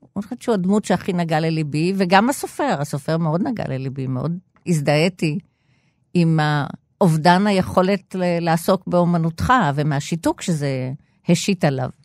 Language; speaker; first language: Hebrew; native; Hebrew